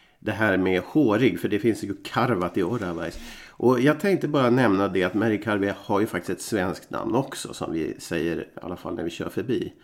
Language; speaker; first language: Swedish; native; Swedish